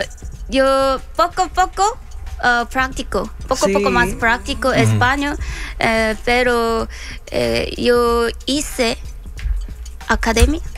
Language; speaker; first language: Spanish; non-native, learner; Korean